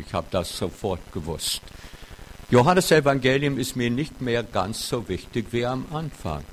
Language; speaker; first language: German; non-native, fluent; English